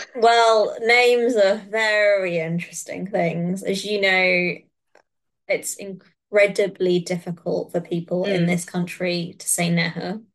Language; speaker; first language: English; native; English